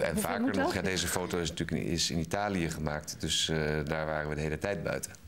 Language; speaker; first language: Dutch; native; Dutch